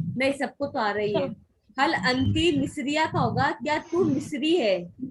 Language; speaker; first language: Hindi; native; Hindi